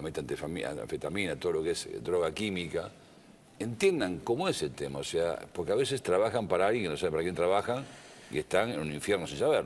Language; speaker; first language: Spanish; native; Spanish